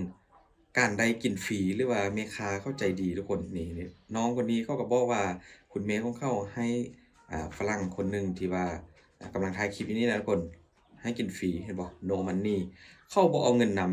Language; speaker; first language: Thai; non-native, local second language; Northeastern Thai